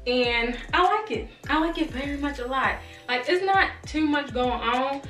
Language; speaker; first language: English; native; English